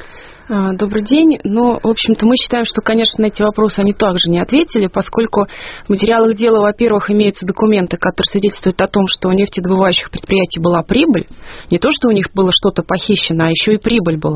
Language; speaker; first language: Russian; native; Russian